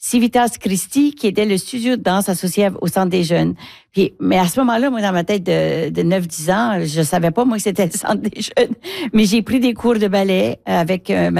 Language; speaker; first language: French; native; French